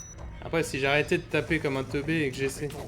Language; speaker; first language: French; native; French